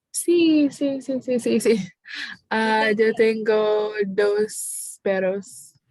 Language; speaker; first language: Spanish; non-native, learner; English